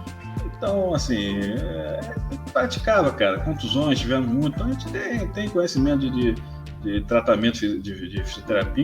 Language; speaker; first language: Portuguese; native; Portuguese